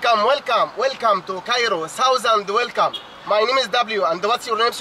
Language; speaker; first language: English; non-native, learner; Arabic